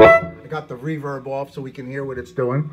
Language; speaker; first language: English; native; English